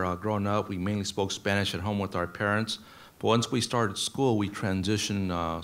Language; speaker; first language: English; native; English